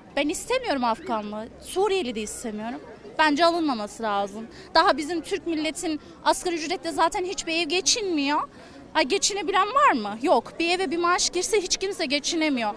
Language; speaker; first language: Turkish; native; Turkish